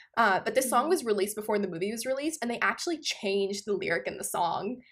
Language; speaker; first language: English; non-native, local second language; Punjabi